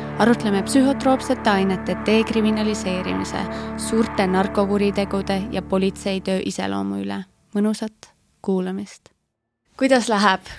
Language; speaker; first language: Estonian; native; Estonian